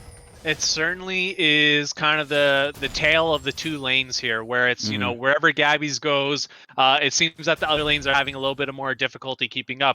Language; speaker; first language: English; native; English